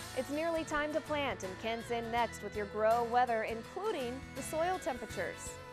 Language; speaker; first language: English; native; English